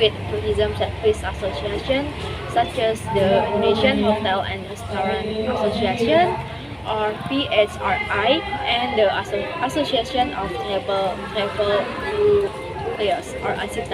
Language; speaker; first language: English; non-native, learner; Indonesian